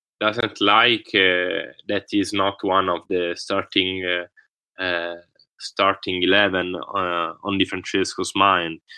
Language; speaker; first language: English; non-native, learner; Italian